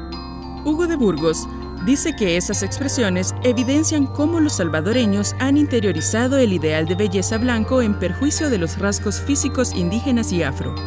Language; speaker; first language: Spanish; native; Spanish